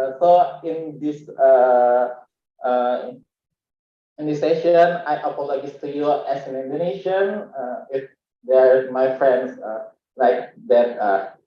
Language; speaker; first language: English; non-native, learner; Indonesian